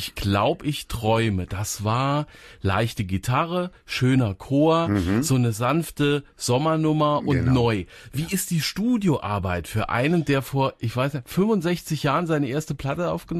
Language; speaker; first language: German; native; German